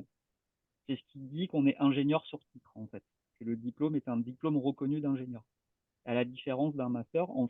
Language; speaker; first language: French; native; French